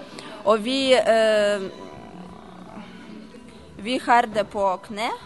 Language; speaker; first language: Norwegian; non-native, learner; Russian